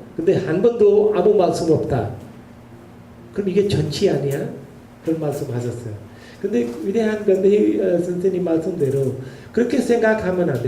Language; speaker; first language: Korean; non-native, learner; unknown